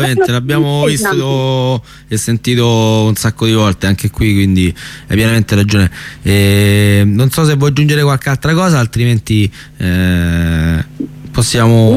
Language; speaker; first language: Italian; native; Italian